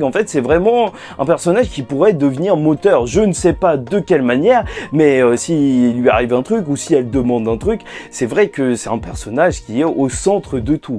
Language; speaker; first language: French; native; French